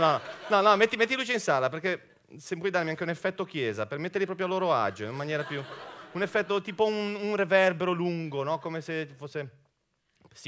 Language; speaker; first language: Italian; native; Italian